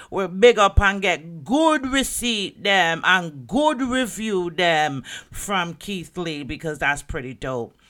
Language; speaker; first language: English; native; English